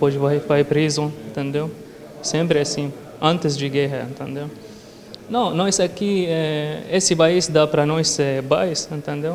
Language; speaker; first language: Portuguese; non-native, learner; Arabic